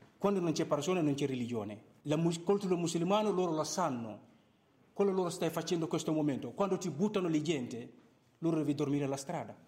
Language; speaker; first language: Italian; non-native, learner; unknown